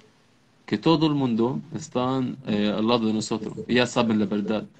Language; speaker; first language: Spanish; non-native, learner; Arabic